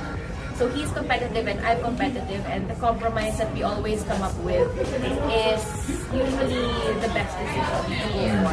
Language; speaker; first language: English; non-native, local second language; Cebuano